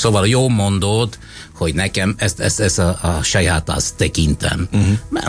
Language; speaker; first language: Hungarian; non-native, learner; Italian